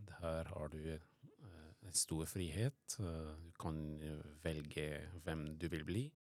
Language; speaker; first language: Norwegian; non-native, fluent; Arabic